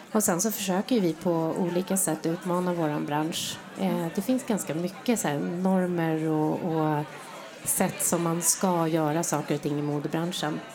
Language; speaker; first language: Swedish; native; Swedish